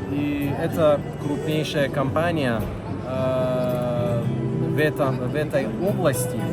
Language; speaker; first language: Russian; non-native, fluent; Persian